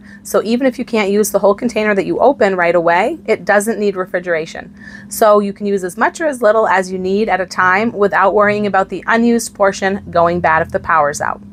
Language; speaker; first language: English; native; English